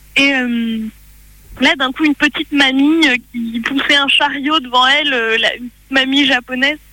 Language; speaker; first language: French; native; French